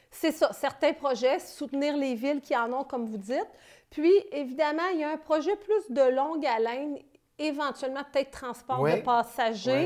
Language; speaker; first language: French; native; French